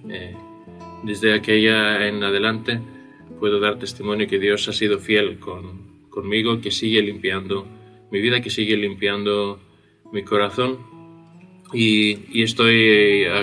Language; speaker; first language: Spanish; non-native, fluent; Greek